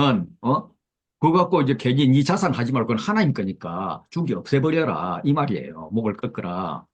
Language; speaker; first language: Korean; native; Korean